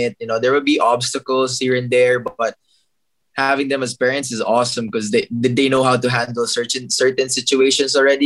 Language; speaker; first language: English; non-native, local second language; Filipino